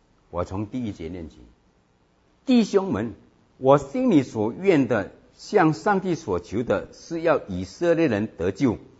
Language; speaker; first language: Chinese; native; Chinese